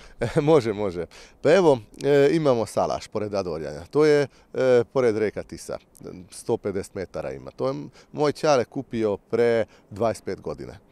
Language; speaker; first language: Bosnian; non-native, local second language; Hungarian